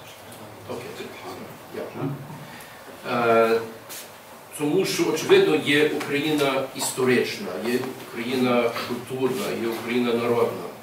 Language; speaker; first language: Ukrainian; early bilingual, heritage; English